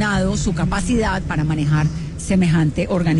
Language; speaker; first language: Spanish; native; Spanish